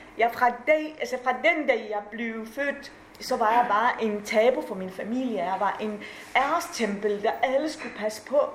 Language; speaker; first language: Danish; non-native, fluent; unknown